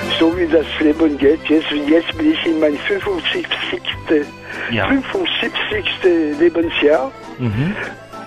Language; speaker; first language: German; non-native, fluent; French